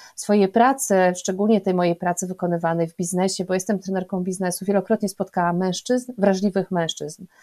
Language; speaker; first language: Polish; native; Polish